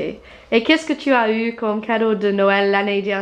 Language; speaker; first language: French; non-native, fluent; English